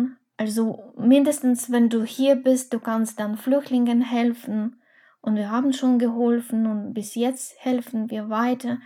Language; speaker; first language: German; non-native, fluent; Russian